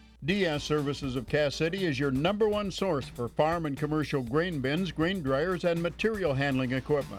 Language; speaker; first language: English; native; English